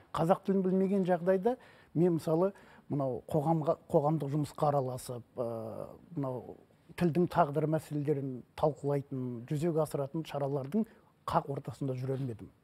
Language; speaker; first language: Kazakh; non-native, local second language; Russian